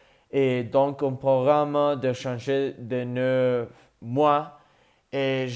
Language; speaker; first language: French; non-native, learner; Spanish